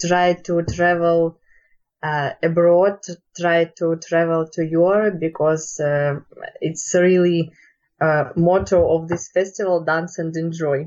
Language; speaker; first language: English; non-native, learner; Russian